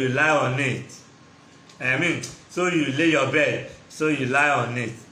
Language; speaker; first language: English; non-native, local second language; Yoruba